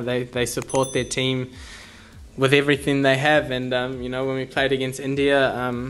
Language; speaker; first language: English; native; English